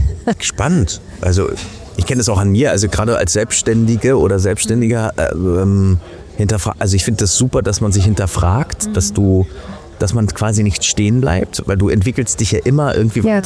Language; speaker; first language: German; native; German